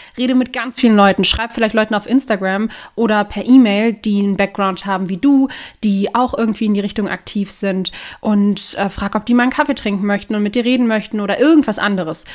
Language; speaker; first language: German; native; German